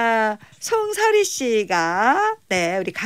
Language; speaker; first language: Korean; native; Korean